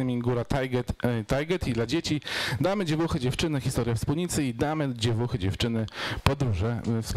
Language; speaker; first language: Polish; native; Polish